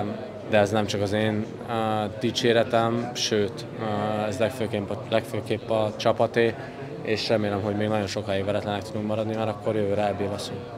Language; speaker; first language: Hungarian; native; Hungarian